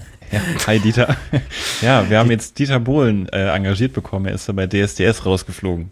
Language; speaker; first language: German; native; German